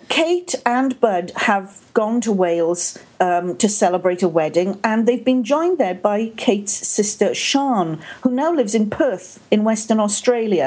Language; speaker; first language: English; native; English